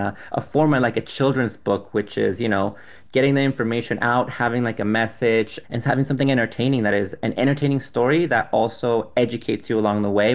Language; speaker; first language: English; non-native, fluent; Spanish